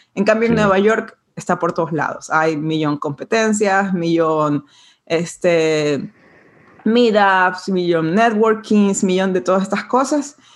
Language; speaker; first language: Spanish; native; Spanish